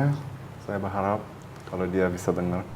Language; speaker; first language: Indonesian; early bilingual, heritage; German